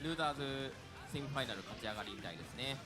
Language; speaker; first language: Japanese; native; Japanese